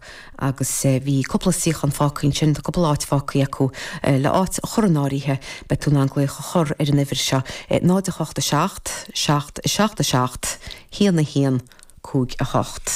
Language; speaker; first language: Irish; native; Irish